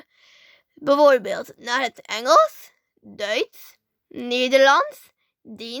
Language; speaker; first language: Dutch; early bilingual, other home language; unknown